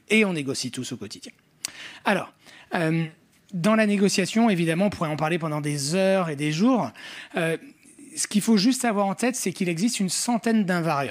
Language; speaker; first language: French; native; French